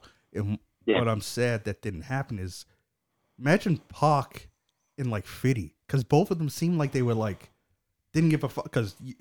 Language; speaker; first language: English; native; English